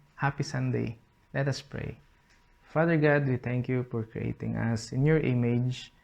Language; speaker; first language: English; non-native, local second language; Cebuano